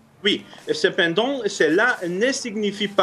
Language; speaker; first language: French; non-native, fluent; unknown